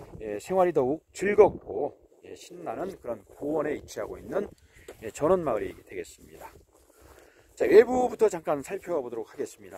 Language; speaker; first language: Korean; native; Korean